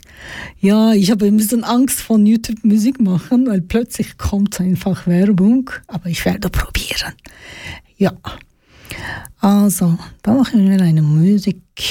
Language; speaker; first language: German; non-native, learner; Georgian